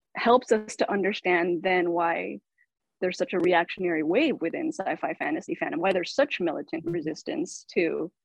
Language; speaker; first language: English; native; English